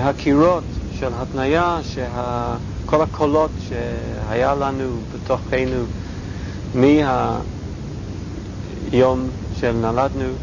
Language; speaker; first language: Hebrew; non-native, fluent; English